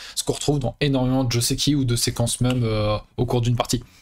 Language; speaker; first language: French; native; French